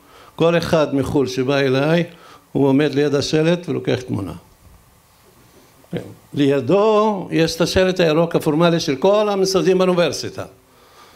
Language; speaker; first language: Hebrew; non-native, local second language; Arabic